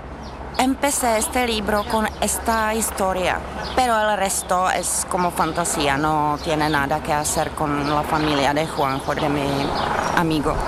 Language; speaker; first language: Spanish; non-native, fluent; Czech